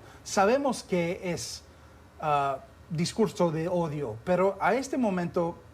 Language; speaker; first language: Spanish; non-native, fluent; English